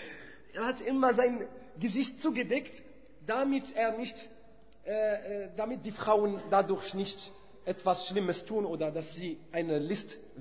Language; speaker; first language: German; non-native, fluent; Arabic